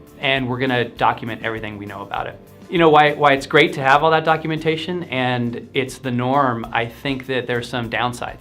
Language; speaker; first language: English; native; English